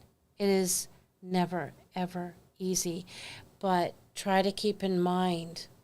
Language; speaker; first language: English; native; English